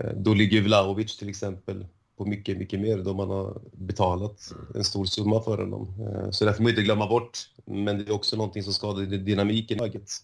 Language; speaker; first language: Swedish; early bilingual, other home language; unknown